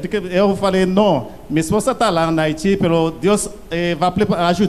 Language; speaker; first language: Portuguese; non-native, learner; Haitian Creole